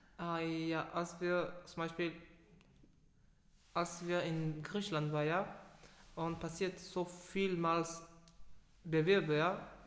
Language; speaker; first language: German; non-native, learner; Persian